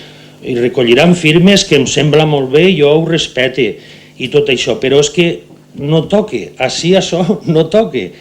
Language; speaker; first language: Catalan; native; Catalan